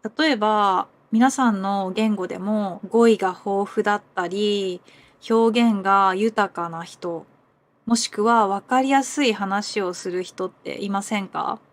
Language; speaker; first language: Japanese; native; Japanese